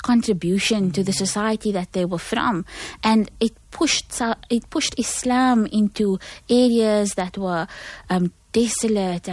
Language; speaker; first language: English; native; English